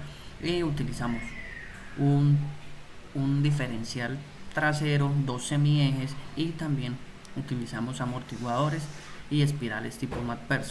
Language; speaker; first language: Spanish; native; Spanish